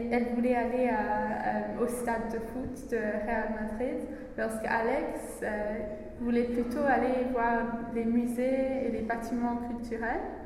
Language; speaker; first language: French; non-native, learner; English